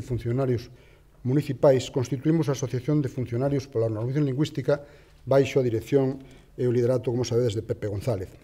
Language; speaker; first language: Galician; native; Galician